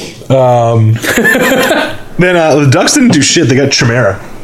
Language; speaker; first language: English; native; English